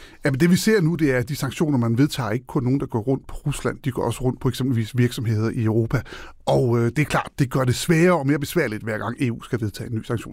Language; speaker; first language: Danish; native; Danish